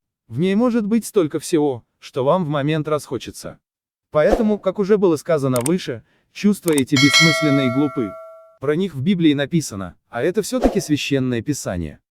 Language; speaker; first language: Russian; native; Russian